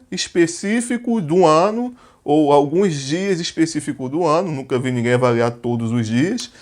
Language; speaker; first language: Portuguese; native; Portuguese